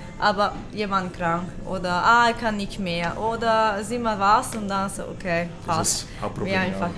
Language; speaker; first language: German; non-native, learner; Hungarian